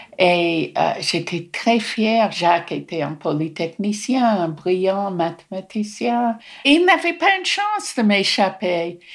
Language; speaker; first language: French; non-native, fluent; English